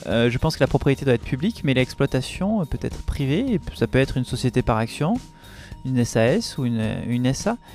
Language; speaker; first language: French; native; French